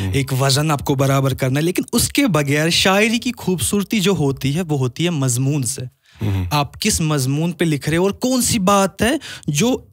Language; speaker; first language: Hindi; non-native, local second language; Kashmiri